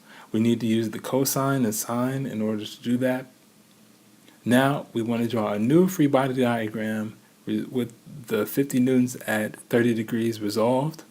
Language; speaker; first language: English; native; English